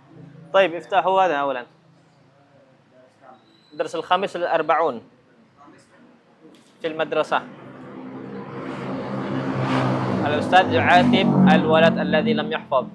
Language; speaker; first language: Arabic; non-native, fluent; Indonesian